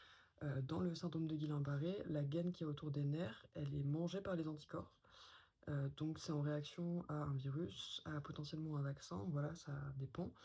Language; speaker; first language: French; native; French